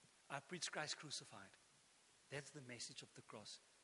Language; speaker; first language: English; non-native, local second language; Afrikaans